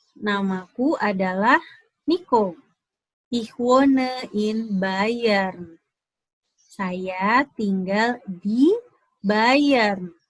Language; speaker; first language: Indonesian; native; Indonesian